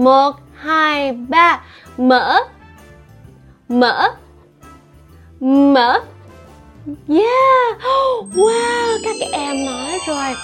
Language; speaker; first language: Vietnamese; early bilingual, heritage; Vietnamese